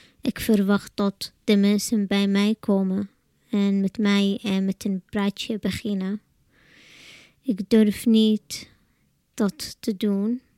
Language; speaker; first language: Dutch; non-native, learner; Arabic